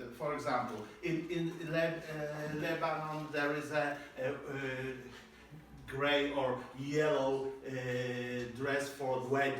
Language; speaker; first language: English; non-native, learner; Polish